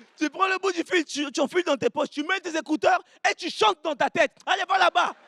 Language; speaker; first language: French; early bilingual, other home language; Lingala